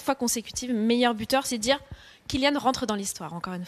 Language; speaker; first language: French; native; French